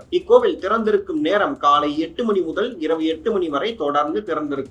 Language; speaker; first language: Tamil; native; Tamil